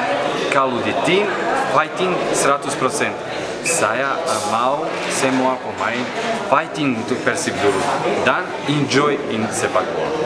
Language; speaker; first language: Indonesian; non-native, learner; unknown